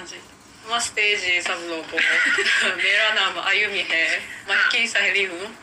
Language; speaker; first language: Hindi; non-native, fluent; Japanese